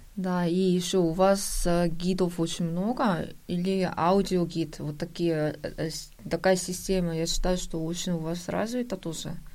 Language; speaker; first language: Russian; non-native, fluent; Korean